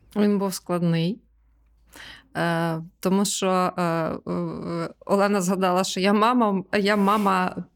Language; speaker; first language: Ukrainian; native; Ukrainian